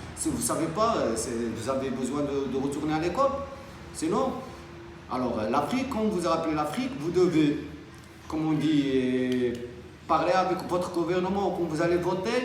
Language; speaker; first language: French; non-native, local second language; Arabic